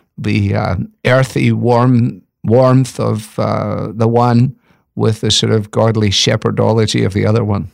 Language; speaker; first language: English; native; English